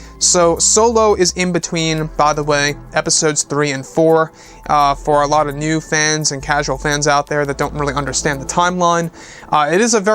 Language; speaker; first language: English; native; English